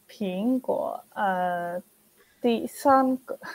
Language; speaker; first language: Chinese; non-native, learner; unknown